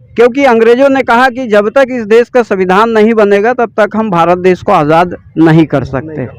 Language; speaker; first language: Hindi; native; Hindi